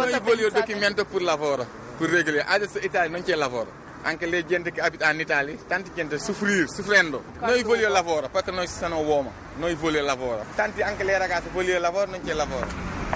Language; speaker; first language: Italian; non-native, learner; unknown